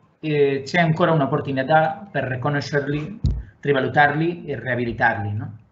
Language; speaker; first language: Italian; non-native, fluent; Catalan